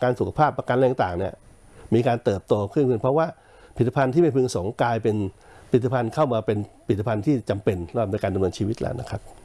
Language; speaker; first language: Thai; native; Thai